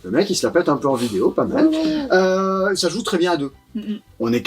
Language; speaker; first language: French; native; French